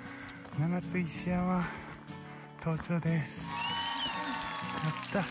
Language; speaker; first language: Japanese; native; Japanese